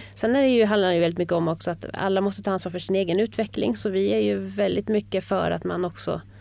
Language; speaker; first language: Swedish; native; Swedish